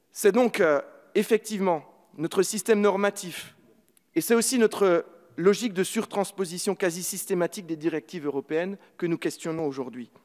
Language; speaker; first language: French; native; French